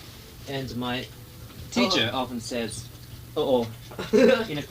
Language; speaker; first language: English; non-native, learner; Japanese